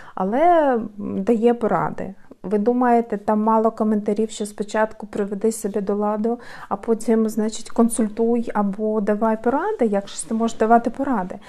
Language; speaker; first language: Ukrainian; native; Ukrainian